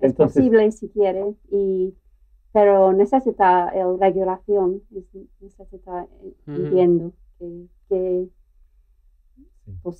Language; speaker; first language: Spanish; non-native, learner; English